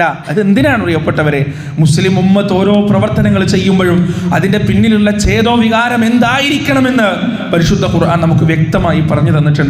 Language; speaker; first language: Malayalam; native; Malayalam